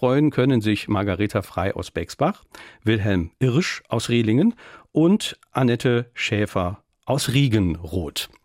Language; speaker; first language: German; native; German